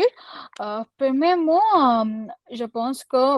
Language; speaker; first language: French; non-native, learner; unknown